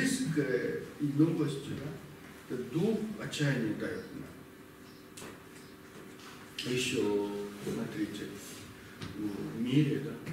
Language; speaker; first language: Russian; non-native, learner; Korean